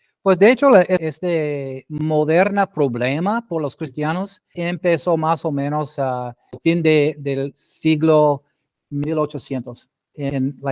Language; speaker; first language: Spanish; non-native, fluent; English